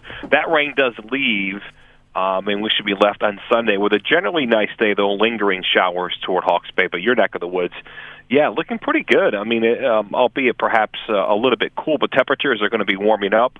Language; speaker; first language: English; native; English